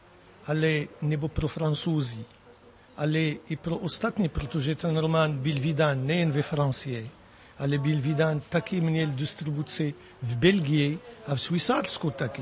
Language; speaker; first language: Czech; non-native, learner; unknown